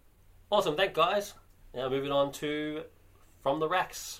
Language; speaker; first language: English; native; English